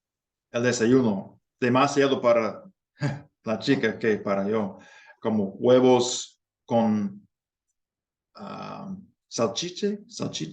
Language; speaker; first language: Spanish; non-native, fluent; English